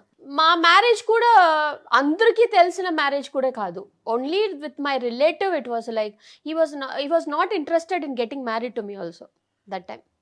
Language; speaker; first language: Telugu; non-native, fluent; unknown